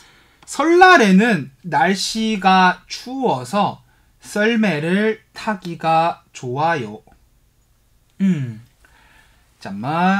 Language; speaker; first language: Korean; non-native, fluent; Chinese